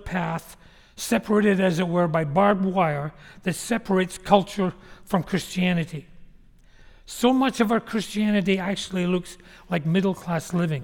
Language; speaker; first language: English; native; English